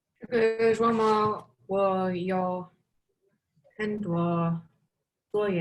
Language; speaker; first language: Chinese; non-native, learner; English